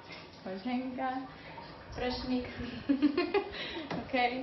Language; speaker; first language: Polish; non-native, learner; Spanish